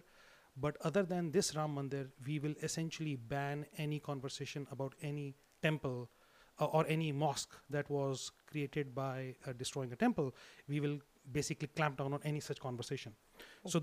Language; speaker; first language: English; non-native, local second language; Hindi